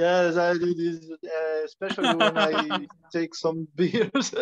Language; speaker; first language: English; non-native, learner; Portuguese